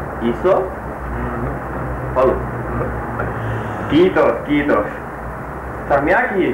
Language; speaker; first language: Finnish; non-native, learner; Catalan